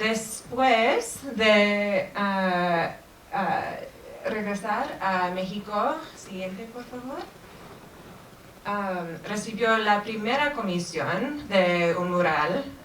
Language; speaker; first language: Spanish; non-native, fluent; English